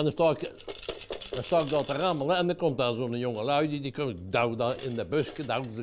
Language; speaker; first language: Dutch; native; Dutch